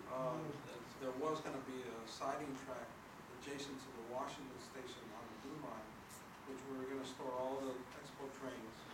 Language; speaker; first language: English; native; English